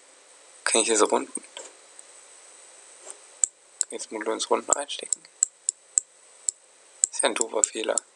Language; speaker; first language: German; native; German